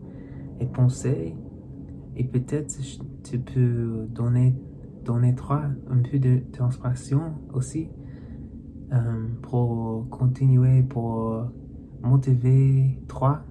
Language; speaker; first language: French; non-native, learner; English